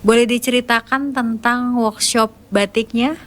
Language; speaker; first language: Indonesian; native; Indonesian